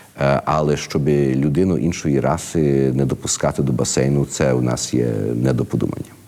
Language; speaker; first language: Ukrainian; early bilingual, heritage; Ukrainian